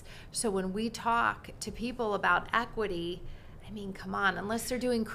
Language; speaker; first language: English; native; English